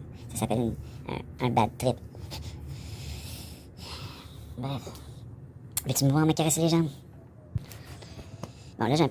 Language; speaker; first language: French; native; French